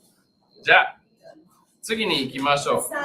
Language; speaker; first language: Japanese; non-native, learner; English